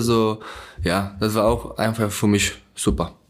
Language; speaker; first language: German; non-native, learner; Polish